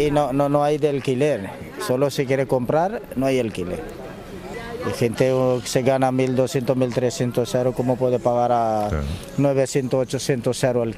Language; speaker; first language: Spanish; non-native, learner; Portuguese